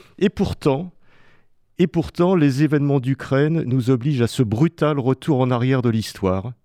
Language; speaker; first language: French; native; French